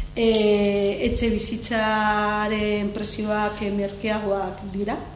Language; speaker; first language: Basque; non-native, learner; Spanish